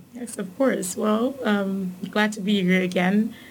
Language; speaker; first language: English; non-native, fluent; German